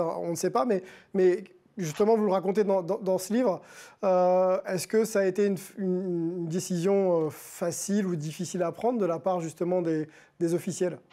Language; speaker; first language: French; native; French